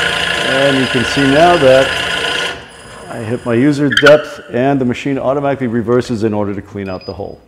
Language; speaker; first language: English; native; English